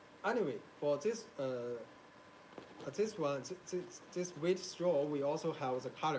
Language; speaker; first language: English; non-native, learner; Chinese